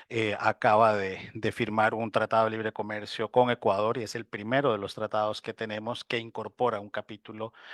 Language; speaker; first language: Spanish; native; Spanish